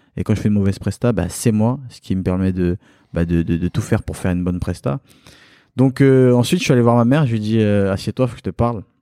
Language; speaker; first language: French; early bilingual, other home language; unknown